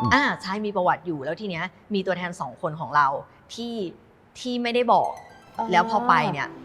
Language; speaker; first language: Thai; native; Thai